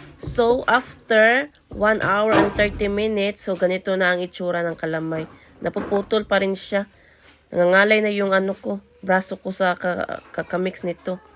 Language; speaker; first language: Filipino; non-native, local second language; Cebuano